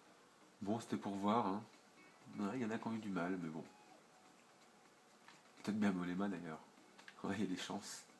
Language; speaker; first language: French; native; French